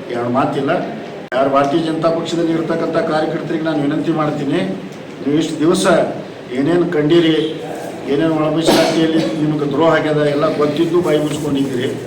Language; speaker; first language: Kannada; non-native, local second language; Lambadi